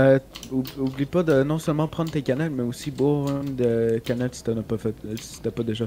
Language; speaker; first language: French; native; French